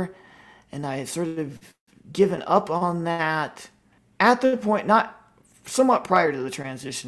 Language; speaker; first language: English; native; English